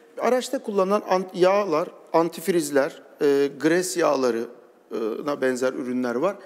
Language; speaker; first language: Turkish; native; Turkish